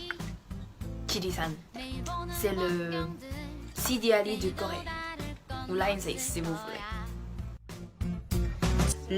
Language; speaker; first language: French; non-native, fluent; Korean